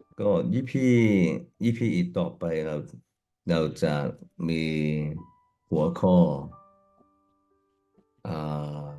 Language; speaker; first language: Thai; non-native, fluent; Cantonese